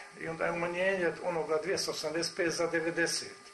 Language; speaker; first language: Croatian; native; Croatian